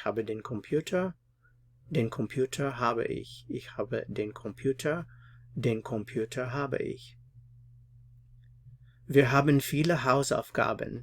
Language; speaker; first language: German; non-native, fluent; English